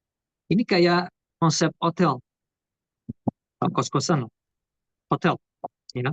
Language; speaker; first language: Indonesian; non-native, learner; Portuguese